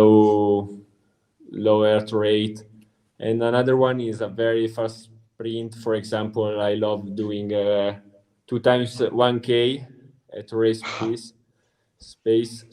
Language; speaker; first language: English; non-native, learner; Italian